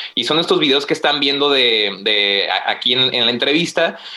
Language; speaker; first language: Spanish; native; Spanish